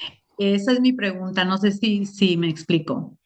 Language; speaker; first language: Spanish; early bilingual, other home language; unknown